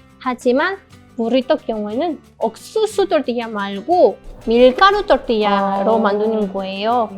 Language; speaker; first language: Korean; non-native, fluent; Spanish